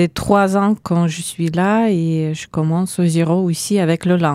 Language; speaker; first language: French; non-native, learner; Russian